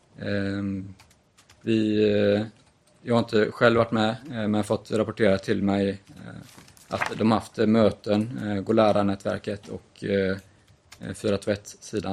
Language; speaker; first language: Swedish; native; Swedish